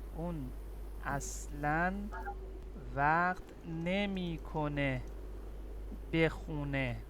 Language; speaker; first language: Persian; non-native, fluent; Urdu